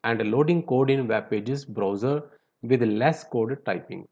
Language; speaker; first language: English; non-native, local second language; Punjabi